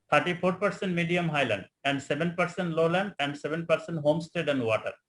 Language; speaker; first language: English; non-native, local second language; Bangla